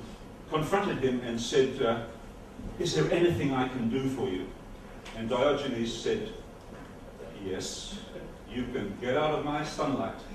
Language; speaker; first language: English; non-native, fluent; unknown